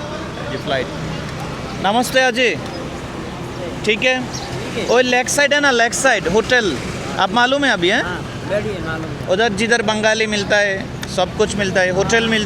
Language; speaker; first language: Hindi; non-native, learner; Bangla